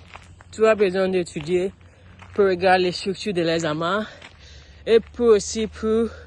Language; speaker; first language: French; non-native, learner; English